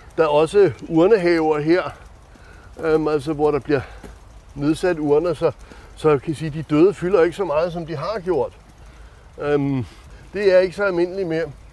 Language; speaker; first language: Danish; native; Danish